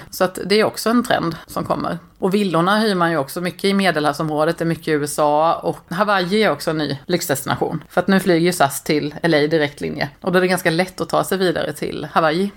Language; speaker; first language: Swedish; native; Swedish